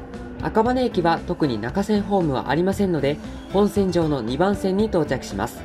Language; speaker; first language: Japanese; native; Japanese